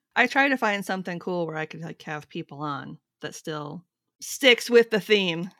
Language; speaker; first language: English; native; English